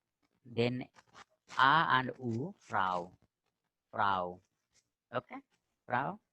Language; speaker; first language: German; non-native, fluent; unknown